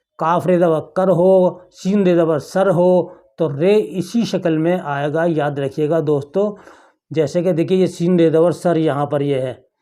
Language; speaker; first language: Hindi; native; Hindi